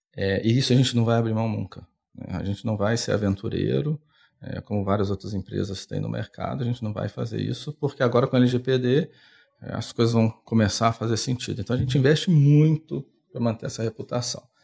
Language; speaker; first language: Portuguese; native; Portuguese